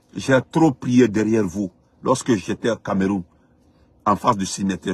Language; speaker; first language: French; non-native, local second language; Fula